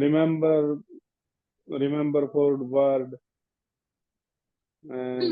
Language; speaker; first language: English; non-native, learner; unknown